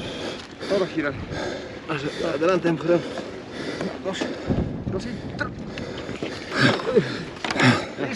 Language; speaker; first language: Spanish; native; Spanish